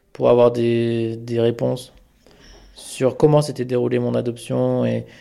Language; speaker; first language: French; early bilingual, other home language; Amharic